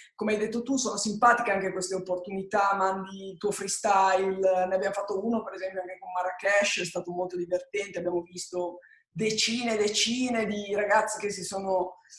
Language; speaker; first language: Italian; native; Italian